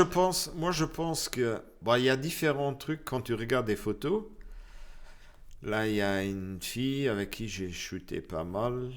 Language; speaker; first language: French; non-native, local second language; Luxembourgish